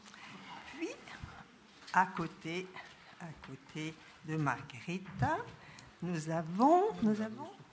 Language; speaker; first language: French; native; French